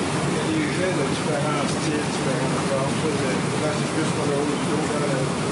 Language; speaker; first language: French; native; French